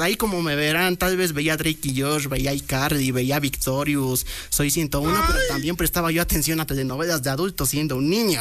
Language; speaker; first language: Spanish; native; Spanish